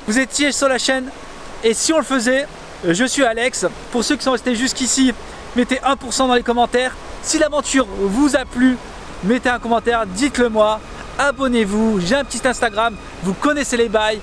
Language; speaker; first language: French; native; French